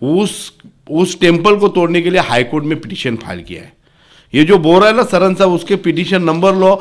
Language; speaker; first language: Hindi; non-native, local second language; Marathi